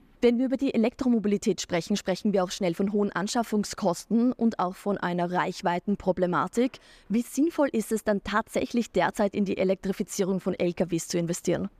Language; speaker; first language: German; native; German